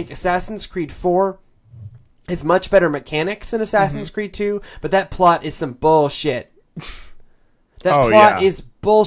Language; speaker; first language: English; native; English